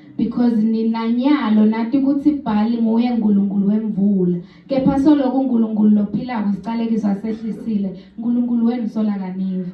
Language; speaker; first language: Zulu; non-native, local second language; Swati